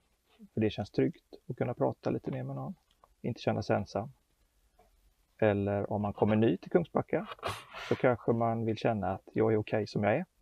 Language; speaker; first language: Swedish; native; Swedish